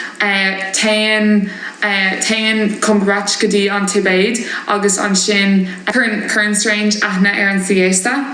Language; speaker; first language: Irish; non-native, local second language; English